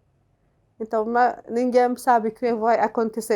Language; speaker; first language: Portuguese; non-native, learner; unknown